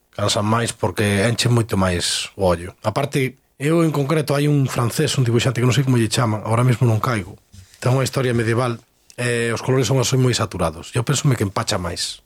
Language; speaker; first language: Galician; native; Galician